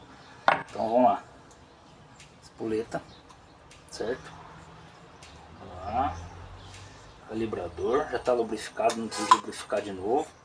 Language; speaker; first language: Portuguese; native; Portuguese